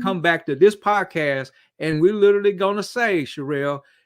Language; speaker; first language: English; native; English